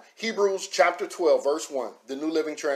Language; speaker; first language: English; native; English